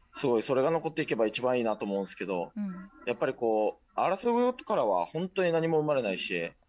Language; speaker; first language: Japanese; native; Japanese